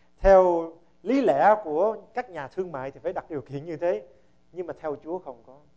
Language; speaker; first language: Vietnamese; early bilingual, heritage; Vietnamese